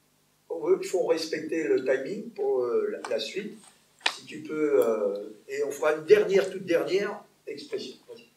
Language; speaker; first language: French; native; French